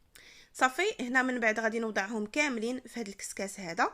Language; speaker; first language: Arabic; native; Arabic